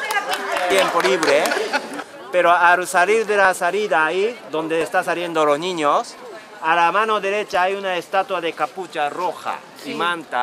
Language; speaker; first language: Spanish; non-native, learner; Japanese